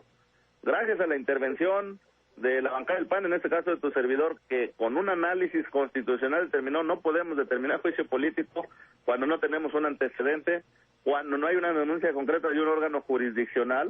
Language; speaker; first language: Spanish; native; Spanish